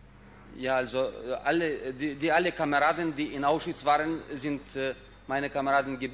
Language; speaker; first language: German; non-native, fluent; Ukrainian